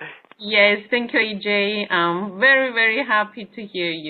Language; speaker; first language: English; non-native, learner; Greek